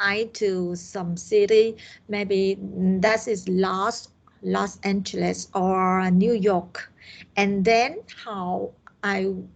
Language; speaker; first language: English; non-native, learner; Vietnamese